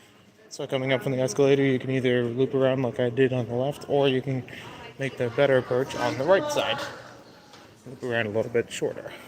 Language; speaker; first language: English; native; English